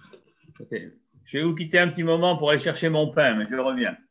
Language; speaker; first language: French; native; French